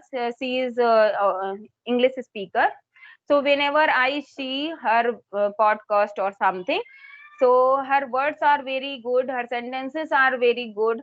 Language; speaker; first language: English; non-native, local second language; Hindi